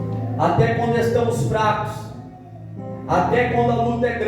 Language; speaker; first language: Portuguese; native; Portuguese